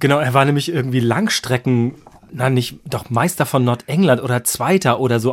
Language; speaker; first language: German; native; German